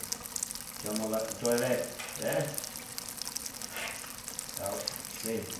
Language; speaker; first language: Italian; non-native, learner; Spanish